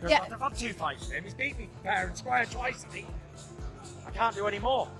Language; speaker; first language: English; native; English